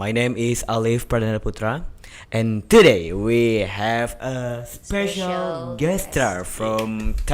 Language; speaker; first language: English; non-native, learner; Indonesian